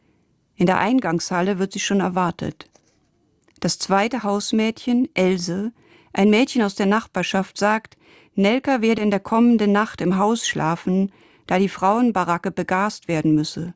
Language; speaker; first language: German; native; German